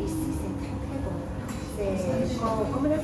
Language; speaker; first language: French; non-native, learner; Japanese